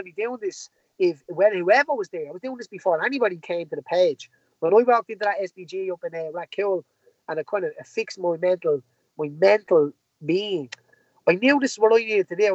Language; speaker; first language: English; native; English